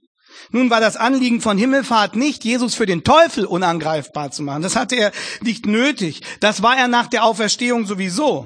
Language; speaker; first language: German; native; German